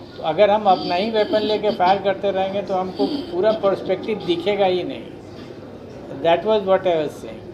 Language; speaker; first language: Hindi; native; Hindi